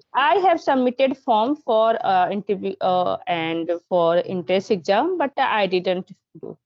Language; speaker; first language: English; non-native, learner; Hindi